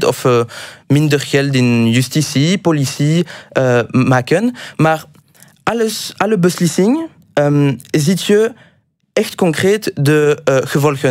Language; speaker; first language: Dutch; non-native, local second language; French